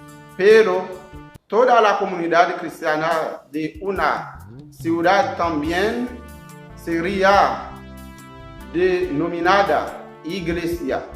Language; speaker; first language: Spanish; non-native, learner; Haitian Creole